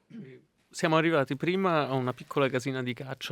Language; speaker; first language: Italian; native; Italian